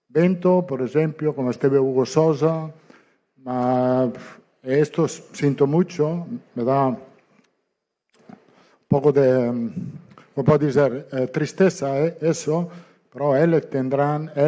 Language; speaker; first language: Spanish; non-native, fluent; Italian